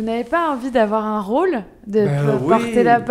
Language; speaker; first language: French; native; French